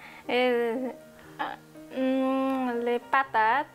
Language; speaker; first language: French; non-native, learner; Nepali